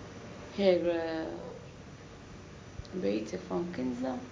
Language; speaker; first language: Dutch; non-native, learner; Arabic